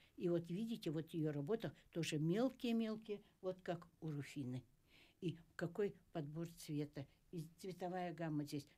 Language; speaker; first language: Russian; native; Russian